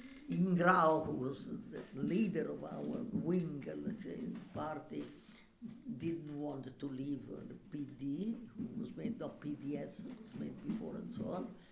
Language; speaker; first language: English; non-native, fluent; Italian